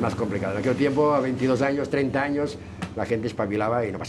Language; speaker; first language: Spanish; native; Spanish